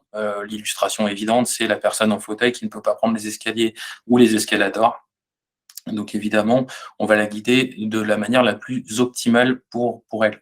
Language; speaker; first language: French; native; French